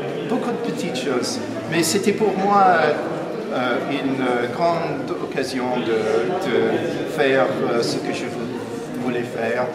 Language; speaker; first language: French; non-native, fluent; English